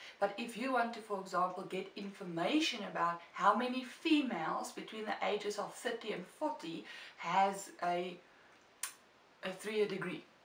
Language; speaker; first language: English; non-native, local second language; Afrikaans